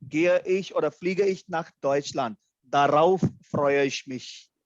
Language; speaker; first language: German; non-native, fluent; Hindi